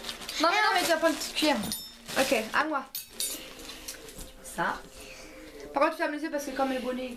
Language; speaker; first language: French; early bilingual, other home language; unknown